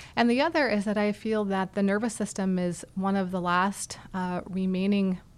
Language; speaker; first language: English; native; English